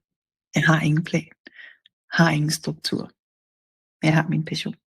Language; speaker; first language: Danish; native; Danish